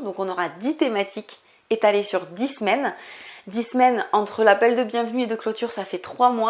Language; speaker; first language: French; native; French